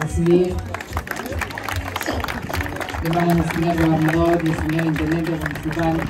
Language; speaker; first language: Spanish; native; Spanish